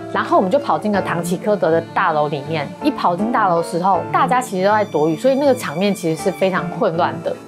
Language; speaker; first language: Chinese; native; Chinese